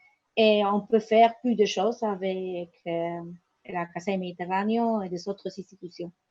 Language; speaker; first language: French; non-native, learner; Spanish